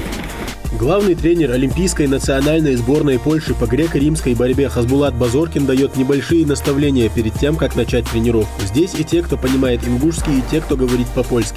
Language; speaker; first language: Russian; native; Russian